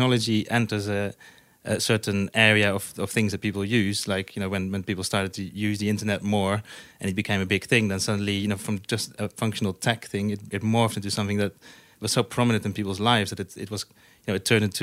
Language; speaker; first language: English; non-native, fluent; Dutch